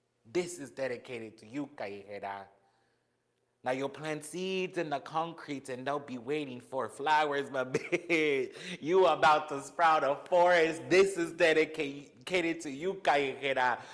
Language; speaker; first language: English; early bilingual, other home language; Spanish